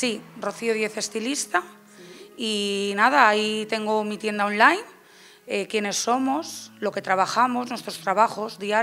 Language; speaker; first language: Spanish; native; Spanish